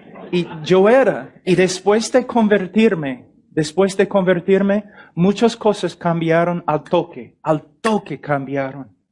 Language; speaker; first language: Spanish; non-native, fluent; English